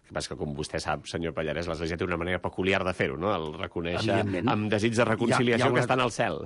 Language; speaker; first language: Catalan; native; Catalan